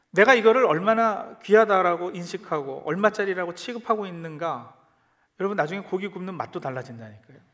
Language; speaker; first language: Korean; early bilingual, heritage; Korean